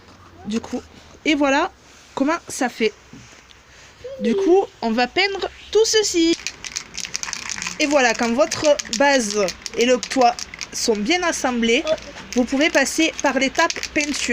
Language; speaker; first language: French; native; French